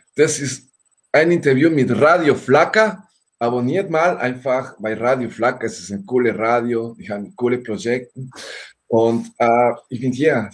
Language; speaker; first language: German; non-native, learner; Spanish